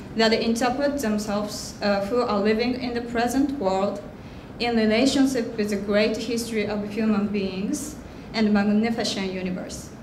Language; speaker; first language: English; non-native, fluent; Japanese